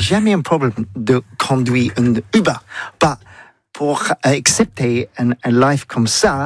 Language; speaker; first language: French; non-native, learner; English